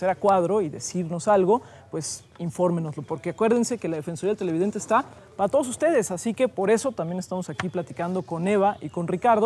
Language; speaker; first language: Spanish; native; Spanish